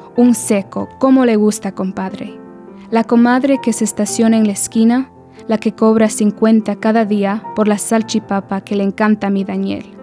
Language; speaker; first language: Spanish; early bilingual, heritage; Spanish